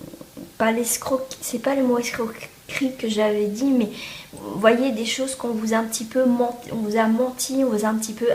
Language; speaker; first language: French; native; French